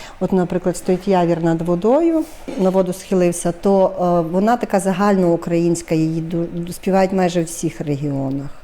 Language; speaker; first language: Ukrainian; native; Ukrainian